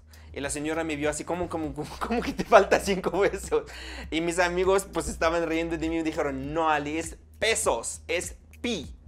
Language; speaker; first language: Spanish; non-native, fluent; Arabic